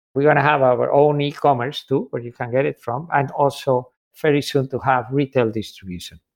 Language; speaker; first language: English; non-native, fluent; Spanish